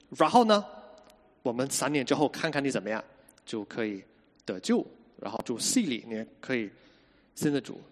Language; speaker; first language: Chinese; non-native, fluent; English